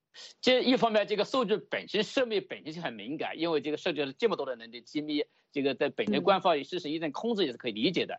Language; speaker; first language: Chinese; native; Chinese